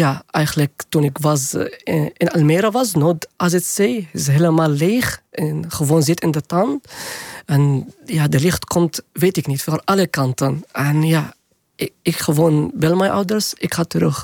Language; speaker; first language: Dutch; non-native, learner; Arabic